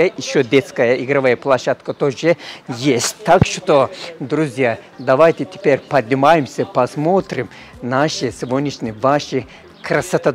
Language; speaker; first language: Russian; non-native, learner; Turkish